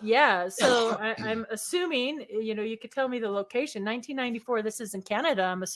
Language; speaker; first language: English; native; English